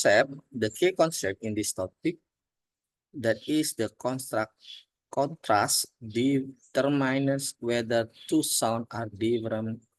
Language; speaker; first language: English; non-native, learner; Indonesian